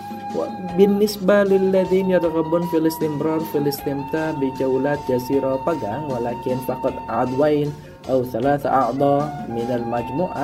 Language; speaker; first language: Arabic; non-native, fluent; Indonesian